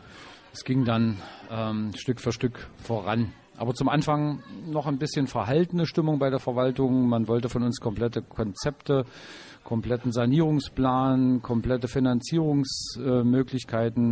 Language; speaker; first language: German; native; German